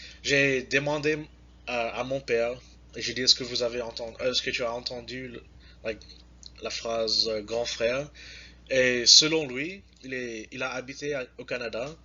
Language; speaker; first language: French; non-native, learner; English